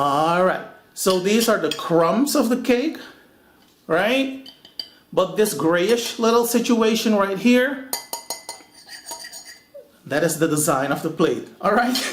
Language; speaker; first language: English; non-native, fluent; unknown